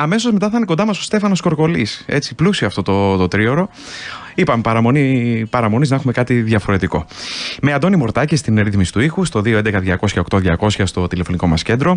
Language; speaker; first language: Greek; native; Greek